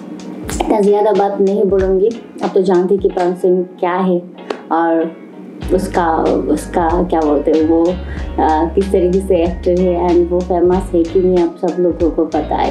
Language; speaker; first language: Hindi; non-native, fluent; Bangla